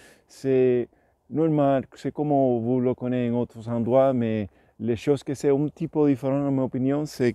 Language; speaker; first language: French; non-native, learner; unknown